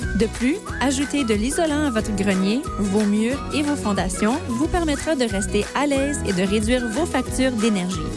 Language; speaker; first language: French; native; French